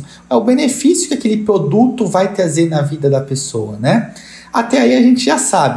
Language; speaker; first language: Portuguese; native; Portuguese